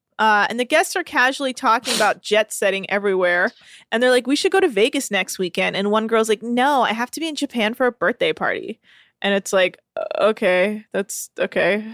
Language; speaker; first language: English; native; English